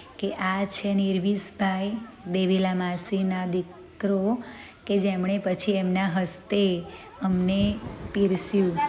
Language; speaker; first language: Gujarati; native; Gujarati